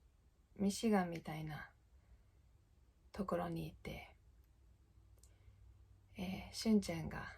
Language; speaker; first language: Japanese; non-native, fluent; English